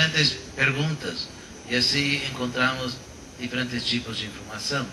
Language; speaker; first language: Portuguese; non-native, fluent; English